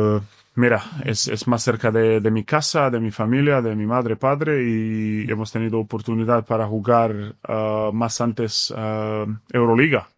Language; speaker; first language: Spanish; non-native, fluent; Bosnian